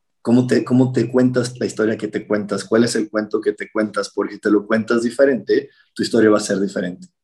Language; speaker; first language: Spanish; native; Spanish